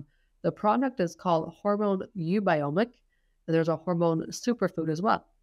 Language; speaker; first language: English; native; English